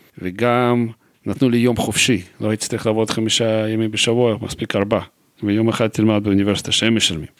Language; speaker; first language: Hebrew; non-native, fluent; Russian